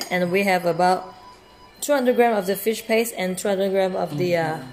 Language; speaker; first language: English; non-native, local second language; Chinese